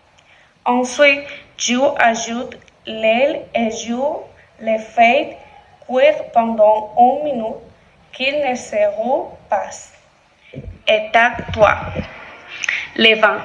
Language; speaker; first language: French; non-native, learner; Spanish